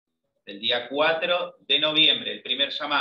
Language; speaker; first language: Spanish; native; Spanish